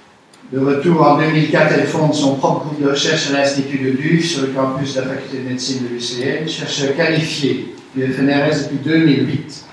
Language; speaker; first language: French; native; French